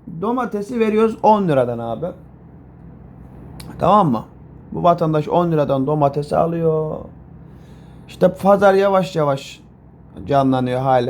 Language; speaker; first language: Turkish; native; Turkish